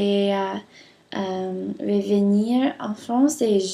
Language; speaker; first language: French; non-native, learner; English